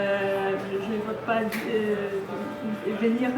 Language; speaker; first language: French; non-native, fluent; Russian